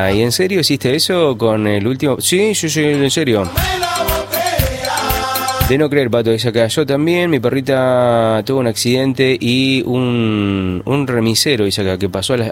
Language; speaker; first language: Spanish; native; Spanish